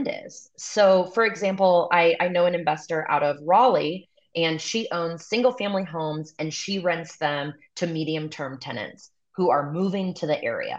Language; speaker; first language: English; native; English